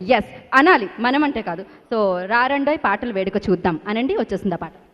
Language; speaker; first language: Telugu; native; Telugu